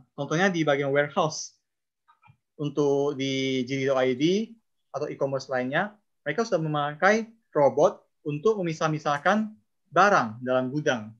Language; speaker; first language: Indonesian; non-native, local second language; Chinese